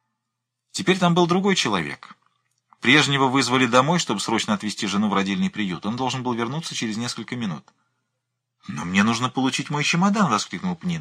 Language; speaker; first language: Russian; native; Russian